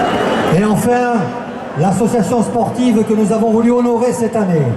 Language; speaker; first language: French; native; French